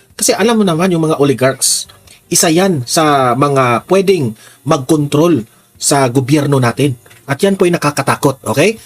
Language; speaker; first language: Filipino; native; Filipino